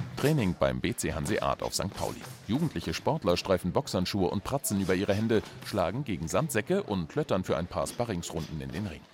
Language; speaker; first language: German; native; German